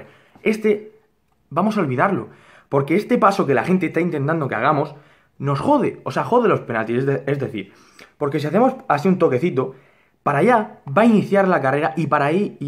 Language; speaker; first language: Spanish; native; Spanish